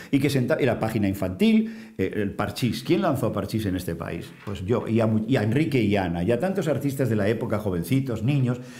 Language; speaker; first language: Spanish; native; Spanish